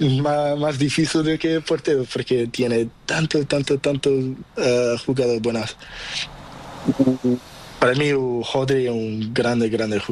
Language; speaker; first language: Spanish; non-native, learner; Portuguese